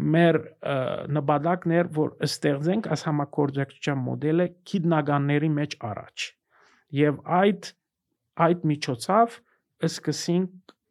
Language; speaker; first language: Armenian; early bilingual, heritage; Armenian